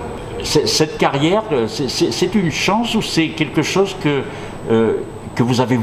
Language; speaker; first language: French; native; French